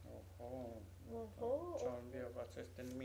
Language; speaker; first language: German; non-native, learner; Spanish